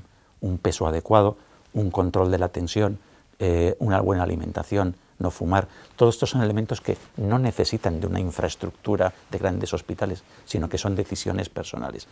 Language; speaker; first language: Spanish; native; Spanish